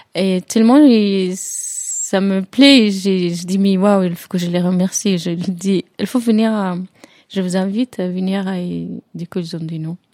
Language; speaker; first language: French; non-native, fluent; Arabic